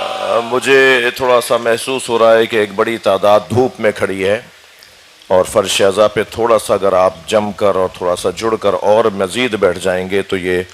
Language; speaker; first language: Urdu; native; Urdu